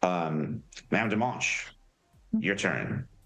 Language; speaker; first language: English; native; English